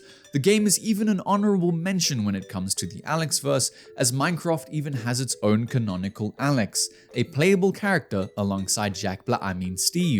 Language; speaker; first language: English; native; English